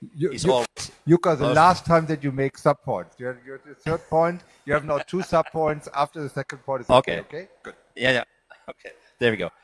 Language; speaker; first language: English; non-native, fluent; Finnish